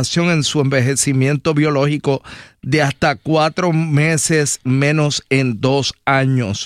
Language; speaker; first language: Spanish; native; Spanish